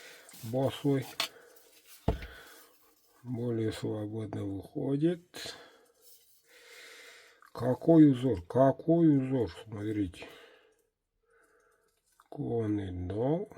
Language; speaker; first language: Russian; non-native, local second language; Yakut